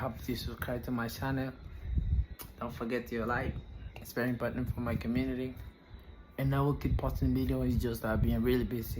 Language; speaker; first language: English; non-native, fluent; Spanish